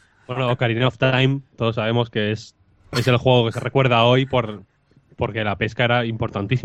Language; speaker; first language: Spanish; native; Spanish